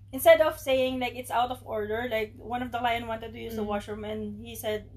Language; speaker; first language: English; non-native, local second language; Filipino